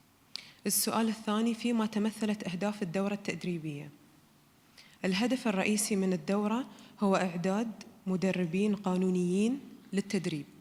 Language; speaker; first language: Arabic; native; Arabic